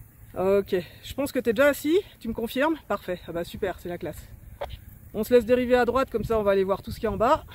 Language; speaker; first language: French; native; French